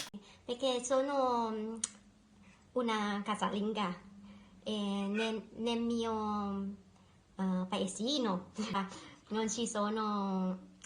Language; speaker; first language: Italian; non-native, learner; Thai